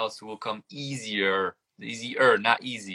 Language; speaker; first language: English; non-native, fluent; Italian